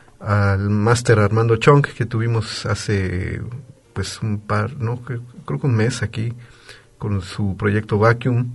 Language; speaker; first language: Spanish; native; Spanish